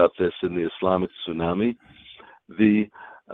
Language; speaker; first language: English; native; English